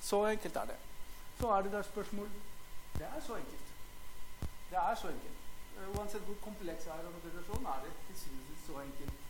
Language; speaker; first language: Norwegian; non-native, fluent; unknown